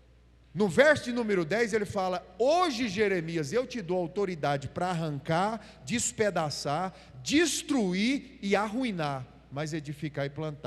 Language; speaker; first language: Portuguese; native; Portuguese